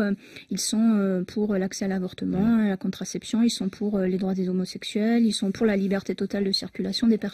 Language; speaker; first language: French; native; French